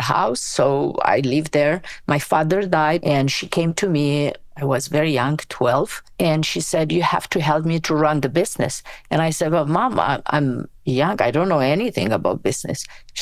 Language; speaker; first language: English; non-native, fluent; Romanian